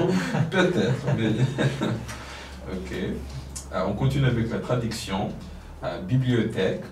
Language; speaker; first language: French; non-native, fluent; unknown